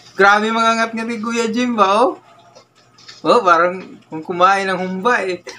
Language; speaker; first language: Filipino; non-native, local second language; Cebuano